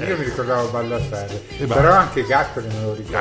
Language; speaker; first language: Italian; native; Italian